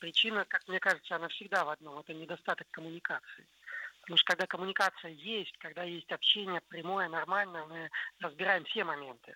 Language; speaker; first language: Russian; native; Russian